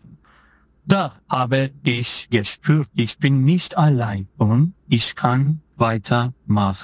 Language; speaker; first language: German; non-native, fluent; Turkish